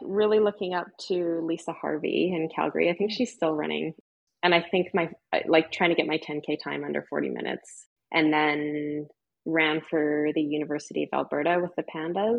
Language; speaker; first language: English; native; English